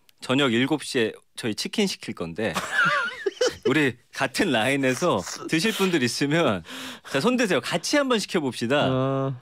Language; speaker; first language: Korean; native; Korean